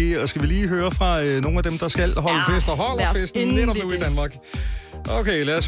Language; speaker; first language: Danish; native; Danish